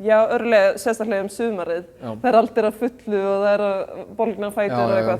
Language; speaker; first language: Icelandic; non-native, fluent; Swedish